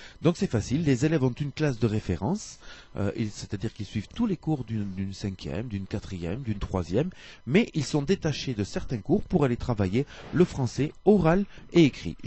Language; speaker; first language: French; native; French